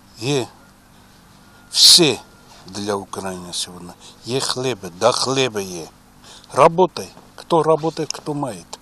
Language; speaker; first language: Russian; non-native, learner; Armenian